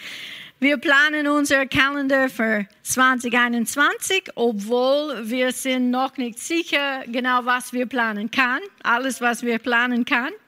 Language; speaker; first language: German; non-native, fluent; English